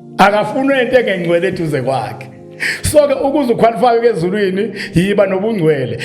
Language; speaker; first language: Zulu; native; Zulu